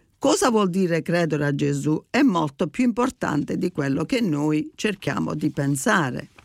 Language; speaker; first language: Italian; early bilingual, heritage; Italian